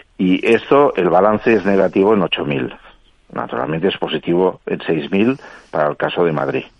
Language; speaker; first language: Spanish; non-native, local second language; Catalan